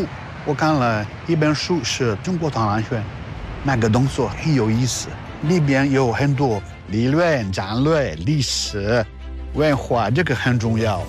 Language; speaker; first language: Chinese; non-native, learner; Italian